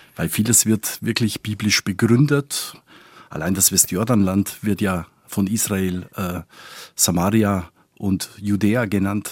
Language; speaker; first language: German; non-native, fluent; Spanish